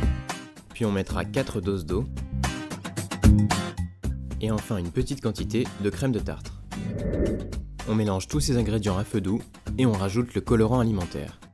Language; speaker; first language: French; native; French